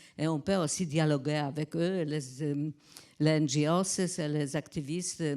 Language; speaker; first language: French; non-native, fluent; Polish